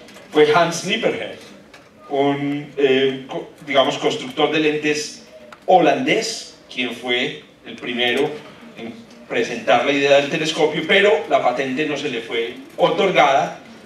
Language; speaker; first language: Spanish; native; Spanish